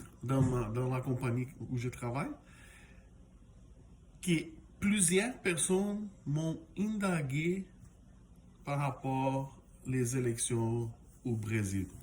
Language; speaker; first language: French; non-native, fluent; Portuguese